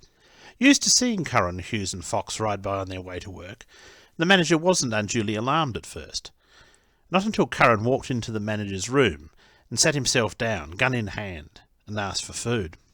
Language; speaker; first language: English; native; English